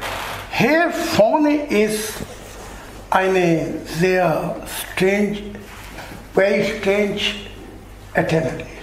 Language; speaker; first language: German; non-native, learner; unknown